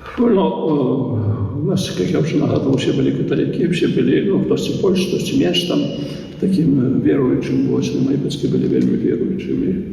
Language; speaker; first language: Belarusian; native; Belarusian